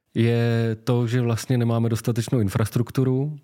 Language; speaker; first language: Czech; native; Czech